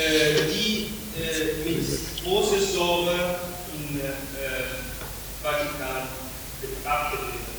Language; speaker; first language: German; non-native, fluent; Italian